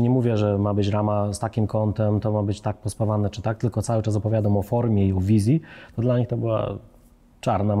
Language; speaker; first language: Polish; native; Polish